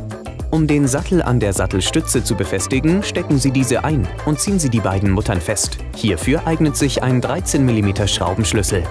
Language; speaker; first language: German; native; German